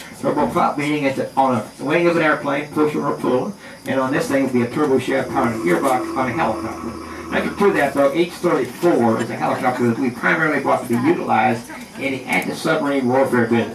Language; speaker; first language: English; native; English